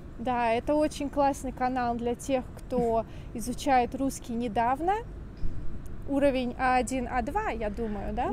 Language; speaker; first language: Russian; native; Russian